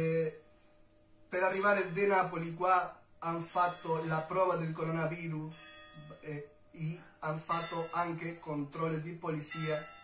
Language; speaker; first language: Italian; non-native, learner; Spanish